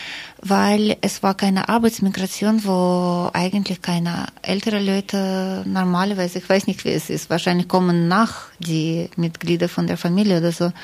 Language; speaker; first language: German; non-native, fluent; Russian